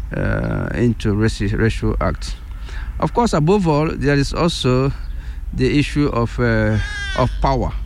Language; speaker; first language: English; non-native, local second language; Igbo